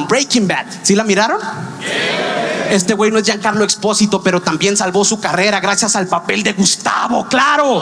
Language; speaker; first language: Spanish; native; Spanish